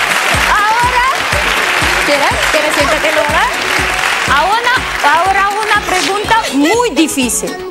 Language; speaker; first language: Spanish; non-native, learner; Russian